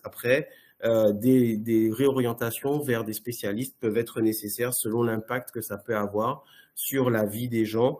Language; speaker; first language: French; native; French